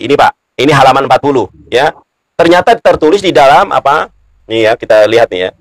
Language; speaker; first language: Indonesian; native; Indonesian